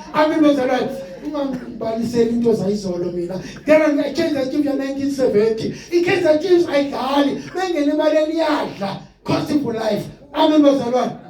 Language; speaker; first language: Zulu; non-native, local second language; Xhosa